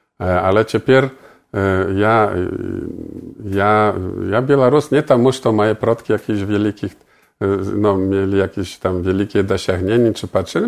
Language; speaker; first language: Polish; non-native, local second language; Belarusian